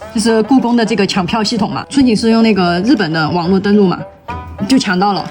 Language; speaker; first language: Chinese; native; Chinese